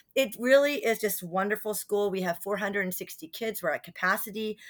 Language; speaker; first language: English; native; English